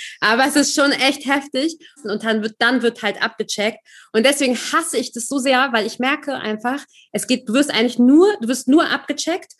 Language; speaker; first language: German; native; German